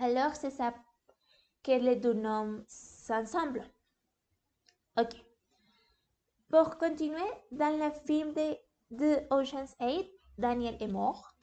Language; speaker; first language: French; non-native, learner; English